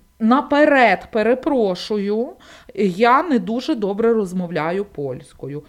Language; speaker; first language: Ukrainian; native; Ukrainian